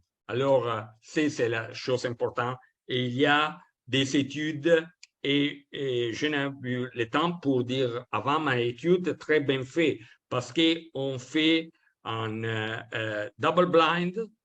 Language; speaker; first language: French; non-native, learner; Italian